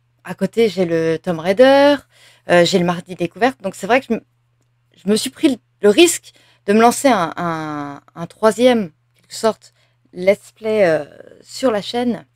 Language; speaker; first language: French; native; French